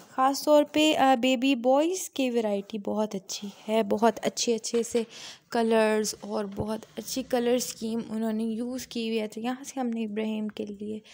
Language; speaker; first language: Urdu; native; Urdu